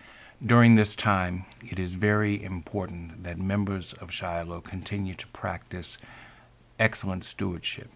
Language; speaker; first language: English; native; English